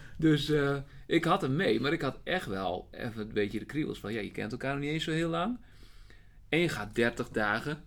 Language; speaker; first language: Dutch; native; Dutch